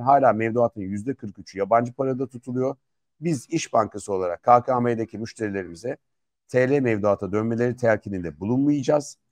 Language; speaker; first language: Turkish; native; Turkish